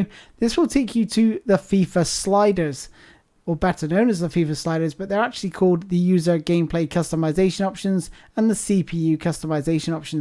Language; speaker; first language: English; native; English